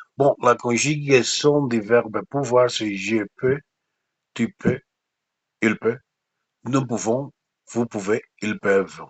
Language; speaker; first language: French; non-native, fluent; Spanish